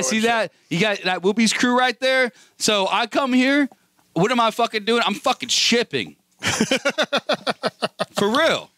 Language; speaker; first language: English; native; English